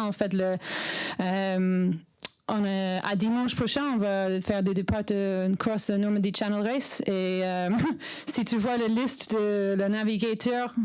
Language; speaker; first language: French; non-native, learner; English